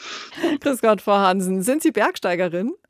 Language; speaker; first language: German; native; German